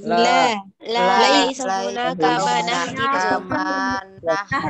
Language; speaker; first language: Arabic; non-native, learner; Indonesian